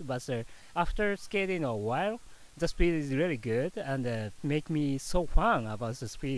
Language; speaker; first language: English; non-native, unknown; Japanese